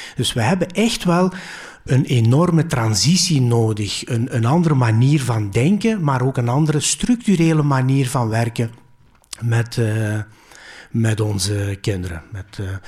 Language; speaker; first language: Dutch; early bilingual, other home language; Greek